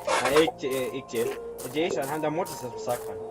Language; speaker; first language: Danish; native; Danish